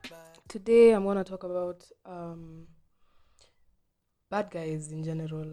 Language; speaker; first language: English; non-native, local second language; Swahili